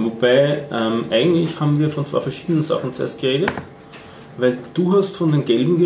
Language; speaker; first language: German; native; German